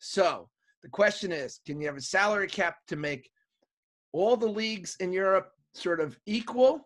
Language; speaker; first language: English; native; English